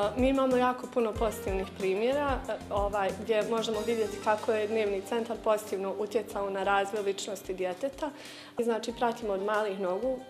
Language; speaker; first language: Bosnian; native; Bosnian